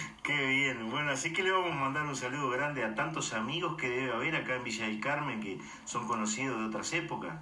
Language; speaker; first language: Spanish; native; Spanish